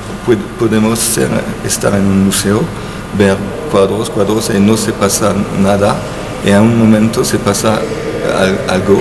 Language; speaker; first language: Spanish; non-native, learner; French